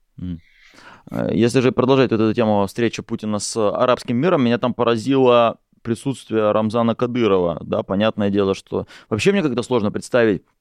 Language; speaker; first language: Russian; native; Russian